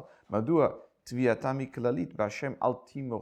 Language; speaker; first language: Hebrew; non-native, fluent; French